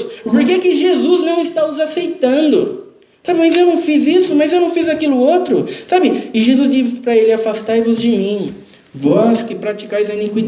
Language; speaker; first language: Portuguese; native; Portuguese